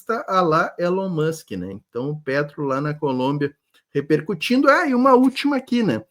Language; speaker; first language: Portuguese; native; Portuguese